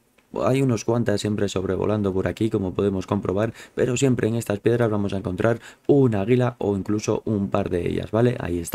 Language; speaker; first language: Spanish; native; Spanish